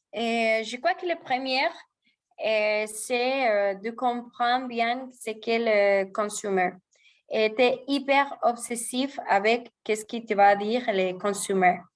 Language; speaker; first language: French; non-native, fluent; Spanish